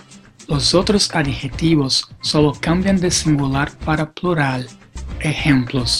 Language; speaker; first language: Spanish; non-native, fluent; Portuguese